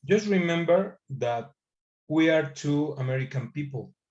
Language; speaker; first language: English; non-native, learner; Spanish